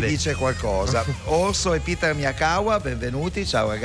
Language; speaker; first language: Italian; native; Italian